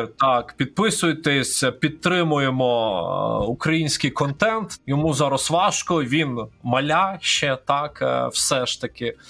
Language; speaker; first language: Ukrainian; non-native, local second language; Russian